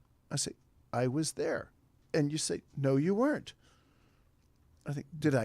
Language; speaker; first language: English; native; English